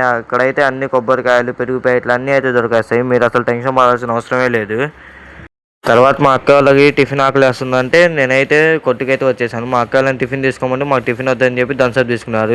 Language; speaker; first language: Telugu; non-native, local second language; Urdu